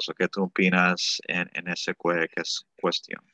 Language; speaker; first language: Spanish; early bilingual, heritage; Spanish